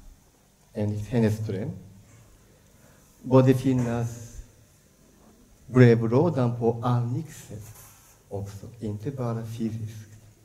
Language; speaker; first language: Swedish; non-native, fluent; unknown